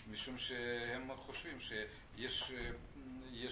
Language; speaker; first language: Hebrew; non-native, fluent; Russian